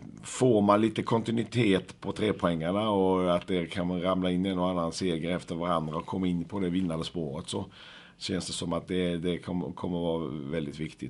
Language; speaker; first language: Swedish; native; Swedish